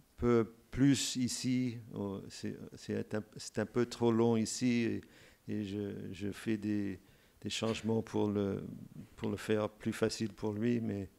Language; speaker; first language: French; non-native, fluent; English